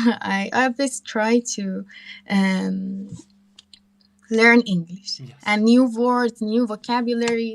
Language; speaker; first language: English; non-native, learner; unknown